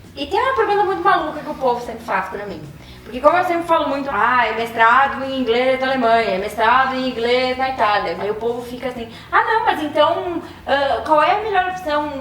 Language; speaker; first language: Portuguese; native; Portuguese